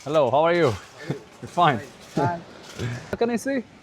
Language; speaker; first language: English; non-native, learner; French